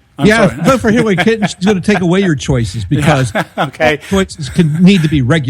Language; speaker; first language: English; native; English